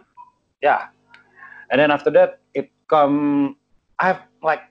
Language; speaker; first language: English; non-native, learner; Indonesian